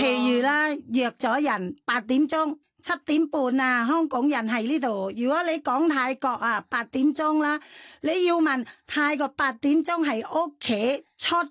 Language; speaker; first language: Chinese; non-native, fluent; Thai